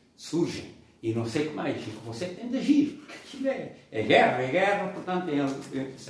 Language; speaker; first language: Portuguese; non-native, local second language; Kabuverdianu